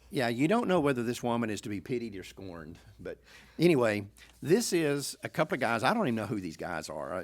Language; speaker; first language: English; native; English